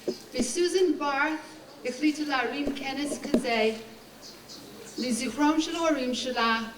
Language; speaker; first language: Hebrew; non-native, fluent; English